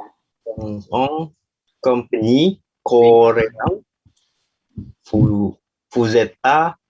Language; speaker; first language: French; non-native, learner; Indonesian